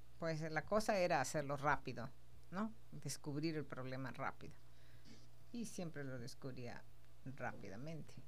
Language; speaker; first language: Spanish; native; Spanish